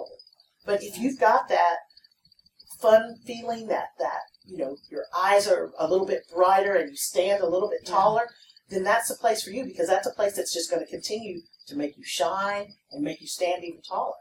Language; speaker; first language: English; native; English